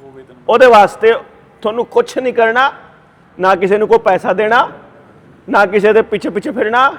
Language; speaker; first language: Hindi; non-native, local second language; Punjabi